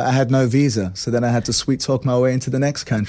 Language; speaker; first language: English; native; English